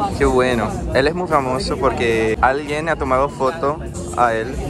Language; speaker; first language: Spanish; non-native, learner; Filipino